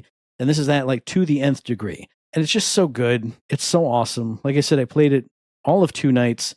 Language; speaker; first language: English; native; English